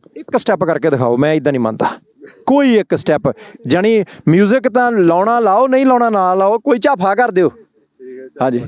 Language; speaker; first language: Punjabi; native; Punjabi